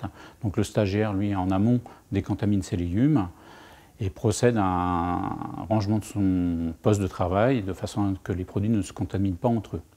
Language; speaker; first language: French; native; French